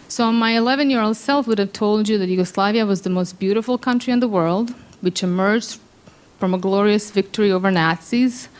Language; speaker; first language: English; early bilingual, other home language; Serbian